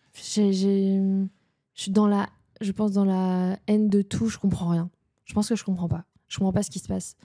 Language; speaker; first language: French; native; French